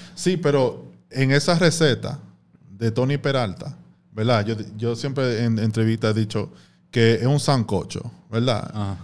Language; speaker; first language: Spanish; early bilingual, heritage; Spanish